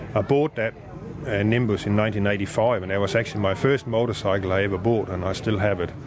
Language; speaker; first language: English; non-native, fluent; Danish